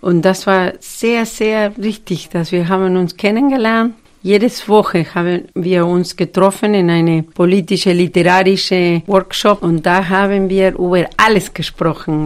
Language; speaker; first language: German; non-native, fluent; Spanish